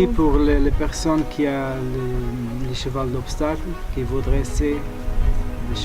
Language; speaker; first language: French; non-native, learner; Portuguese